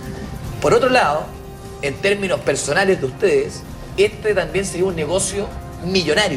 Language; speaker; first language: Spanish; native; Spanish